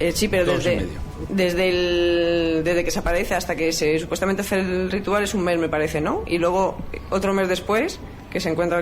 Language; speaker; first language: Spanish; native; Spanish